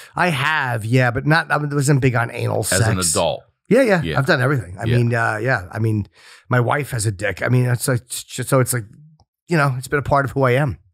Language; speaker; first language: English; native; English